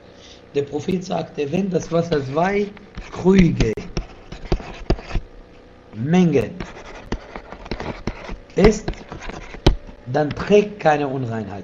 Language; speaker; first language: German; non-native, fluent; Arabic